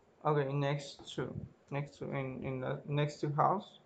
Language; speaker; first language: English; non-native, learner; Spanish